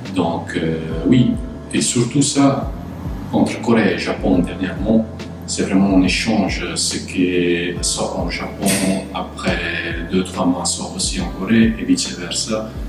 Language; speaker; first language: French; non-native, fluent; Italian